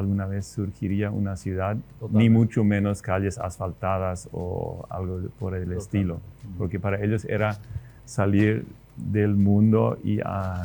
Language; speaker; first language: Spanish; non-native, local second language; Plautdietsch